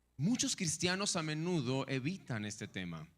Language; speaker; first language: Spanish; native; Spanish